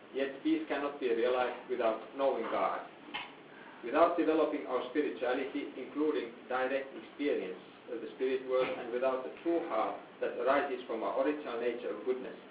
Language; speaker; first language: English; non-native, fluent; Finnish